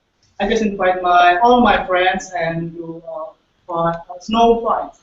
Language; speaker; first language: English; non-native, learner; Indonesian